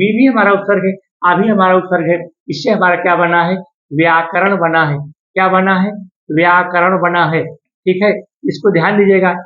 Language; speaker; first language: Hindi; native; Hindi